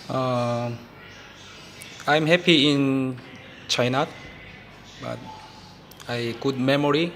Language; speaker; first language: English; non-native, learner; Korean